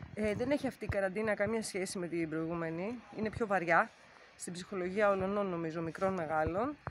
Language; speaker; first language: Greek; native; Greek